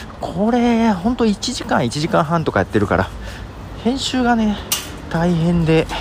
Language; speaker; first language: Japanese; native; Japanese